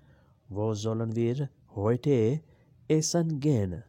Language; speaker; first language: German; non-native, learner; Urdu